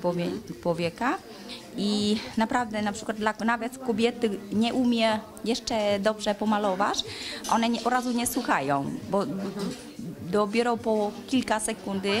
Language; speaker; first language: Polish; non-native, learner; Vietnamese